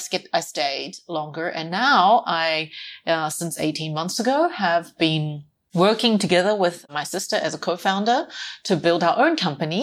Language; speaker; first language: English; native; English